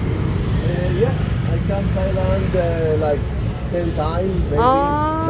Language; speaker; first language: English; non-native, learner; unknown